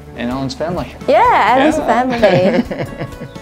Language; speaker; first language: English; native; English